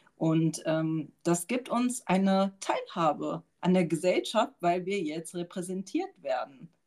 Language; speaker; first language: German; early bilingual, other home language; Turkish